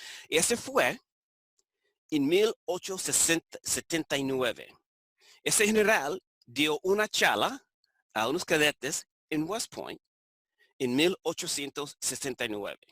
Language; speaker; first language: Spanish; non-native, fluent; English